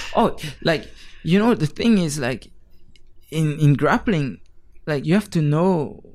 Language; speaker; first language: English; non-native, fluent; French